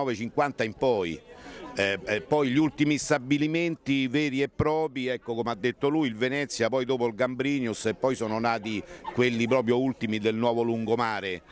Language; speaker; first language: Italian; native; Italian